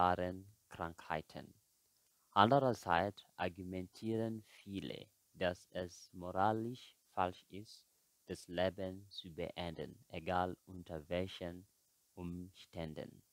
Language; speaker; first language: German; non-native, fluent; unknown